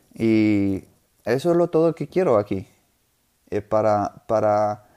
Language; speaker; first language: Spanish; non-native, fluent; English